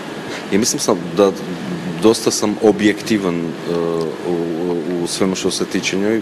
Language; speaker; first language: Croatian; non-native, fluent; Armenian